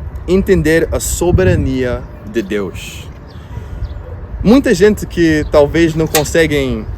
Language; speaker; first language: Portuguese; non-native, fluent; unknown